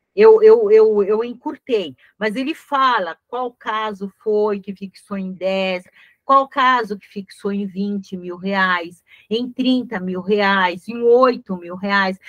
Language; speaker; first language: Portuguese; native; Portuguese